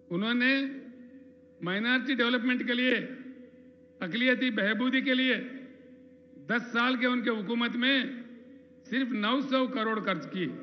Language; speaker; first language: Hindi; non-native, local second language; Telugu